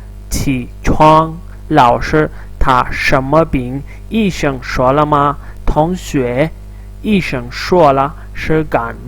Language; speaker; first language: Chinese; non-native, fluent; Urdu